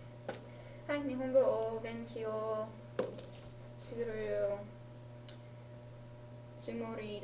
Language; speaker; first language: Japanese; non-native, learner; English